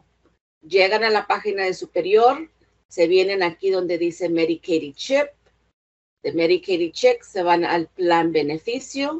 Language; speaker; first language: Spanish; early bilingual, heritage; Spanish